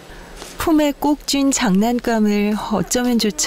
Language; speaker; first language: Korean; native; Korean